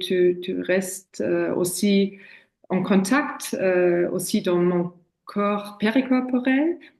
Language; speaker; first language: French; non-native, fluent; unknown